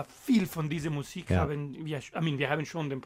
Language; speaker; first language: German; non-native, fluent; Spanish